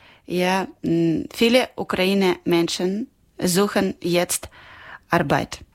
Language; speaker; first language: German; non-native, learner; Ukrainian